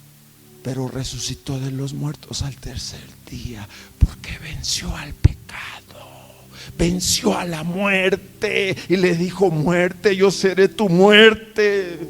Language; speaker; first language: Spanish; native; Spanish